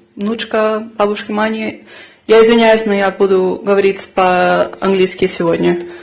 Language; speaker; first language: Russian; early bilingual, heritage; Russian